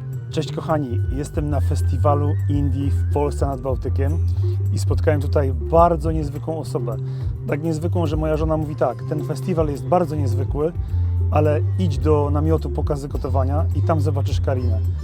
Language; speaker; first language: Polish; native; Polish